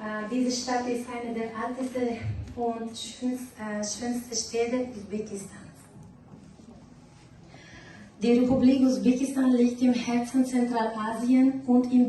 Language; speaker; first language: German; non-native, learner; Tajik